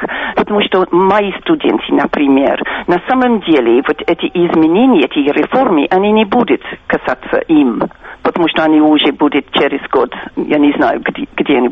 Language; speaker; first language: Russian; non-native, fluent; English